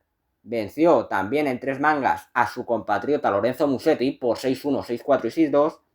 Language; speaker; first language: Spanish; native; Spanish